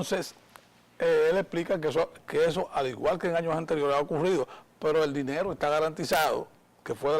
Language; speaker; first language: Spanish; native; Spanish